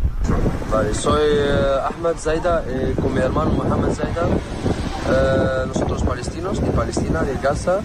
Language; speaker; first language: Spanish; non-native, learner; Arabic